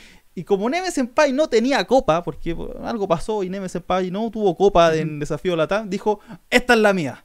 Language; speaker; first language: Spanish; native; Spanish